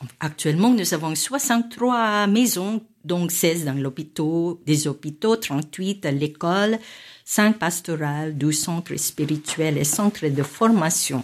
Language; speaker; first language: French; non-native, fluent; Filipino